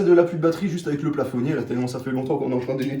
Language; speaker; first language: French; native; French